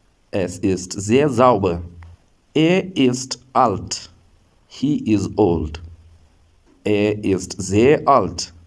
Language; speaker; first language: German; non-native, learner; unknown